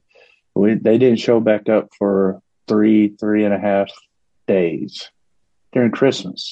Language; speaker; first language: English; native; English